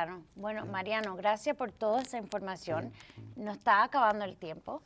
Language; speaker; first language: Spanish; early bilingual, heritage; Spanish